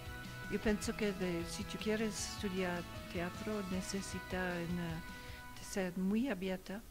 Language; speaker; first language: Spanish; non-native, learner; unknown